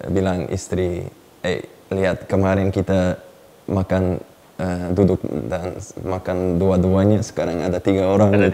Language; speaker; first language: Indonesian; non-native, learner; Uzbek